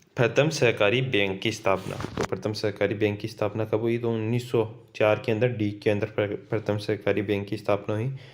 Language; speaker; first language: Hindi; native; Hindi